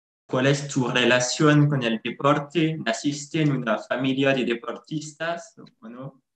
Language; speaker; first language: Spanish; non-native, fluent; French